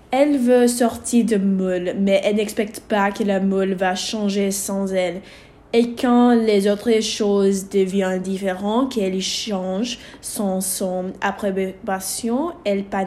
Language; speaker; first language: French; non-native, learner; English